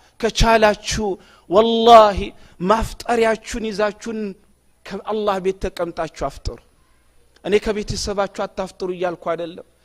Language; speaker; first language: Amharic; non-native, local second language; Oromo